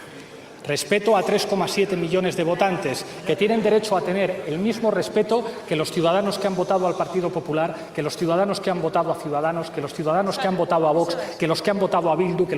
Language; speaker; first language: Spanish; native; Spanish